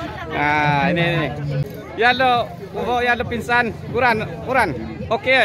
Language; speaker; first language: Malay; non-native, local second language; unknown